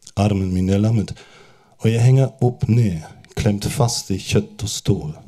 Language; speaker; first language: Norwegian; non-native, fluent; German